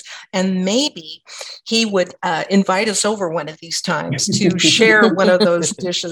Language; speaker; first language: English; native; English